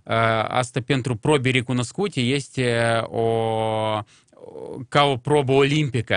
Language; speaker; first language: Romanian; non-native, local second language; Russian